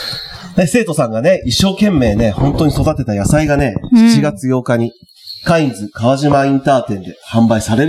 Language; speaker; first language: Japanese; native; Japanese